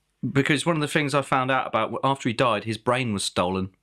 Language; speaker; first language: English; native; English